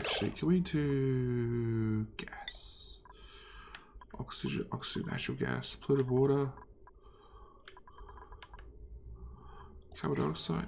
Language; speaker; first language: English; native; English